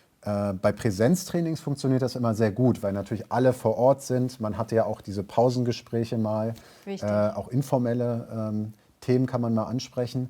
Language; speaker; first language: German; native; German